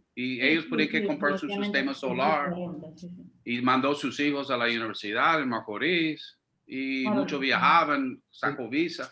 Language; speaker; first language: Spanish; non-native, fluent; English